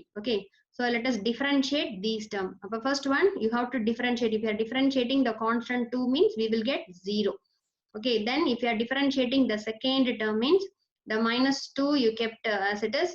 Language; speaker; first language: English; non-native, local second language; Tamil